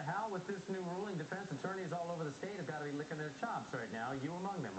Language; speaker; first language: English; native; English